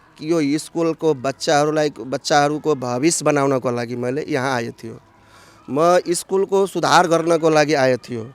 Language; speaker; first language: Nepali; non-native, local second language; Maithili